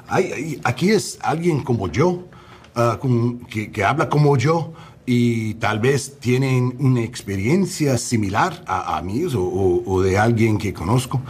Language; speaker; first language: Spanish; non-native, learner; English